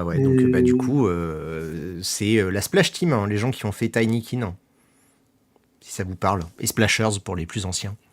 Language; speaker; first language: French; native; French